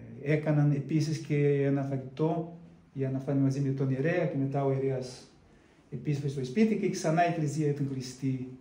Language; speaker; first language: Greek; non-native, fluent; Portuguese